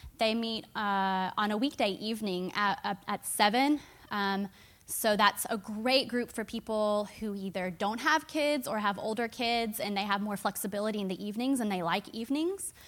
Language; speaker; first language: English; native; English